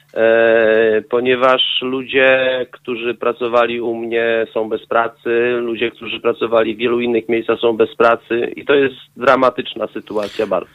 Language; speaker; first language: Polish; native; Polish